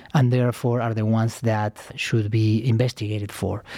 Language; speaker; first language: English; non-native, fluent; Spanish